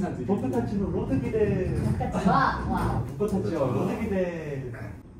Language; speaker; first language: Japanese; non-native, learner; Korean